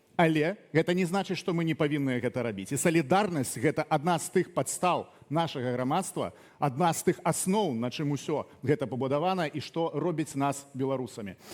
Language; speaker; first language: Belarusian; non-native, local second language; Russian